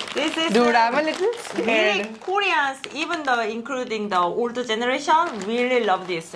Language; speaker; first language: English; non-native, learner; Korean